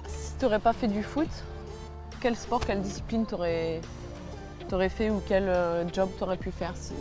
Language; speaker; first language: French; native; French